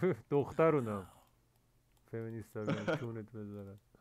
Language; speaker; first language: Persian; non-native, local second language; Azerbaijani